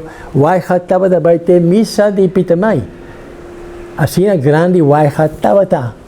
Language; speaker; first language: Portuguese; non-native, learner; Papiamento